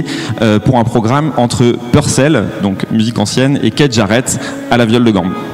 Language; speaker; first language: French; native; French